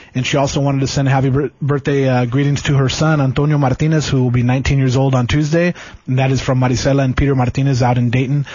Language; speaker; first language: English; early bilingual, other home language; Spanish